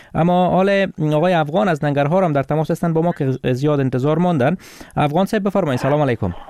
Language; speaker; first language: Persian; native; Persian